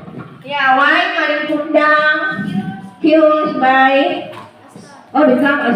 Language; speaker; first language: English; non-native, learner; Indonesian